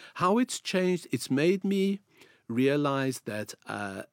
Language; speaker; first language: English; native; English